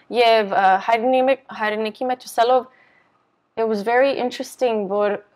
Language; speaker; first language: Armenian; early bilingual, heritage; Armenian